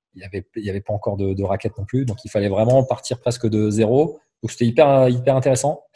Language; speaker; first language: French; native; French